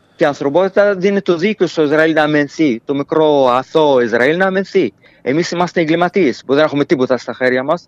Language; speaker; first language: Greek; non-native, fluent; Arabic